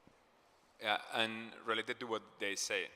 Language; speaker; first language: English; non-native, fluent; Spanish